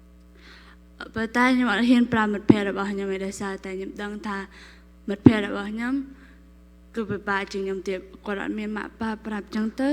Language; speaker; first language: Khmer; non-native, local second language; Korean